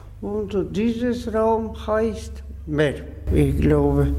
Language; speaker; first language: German; non-native, learner; Georgian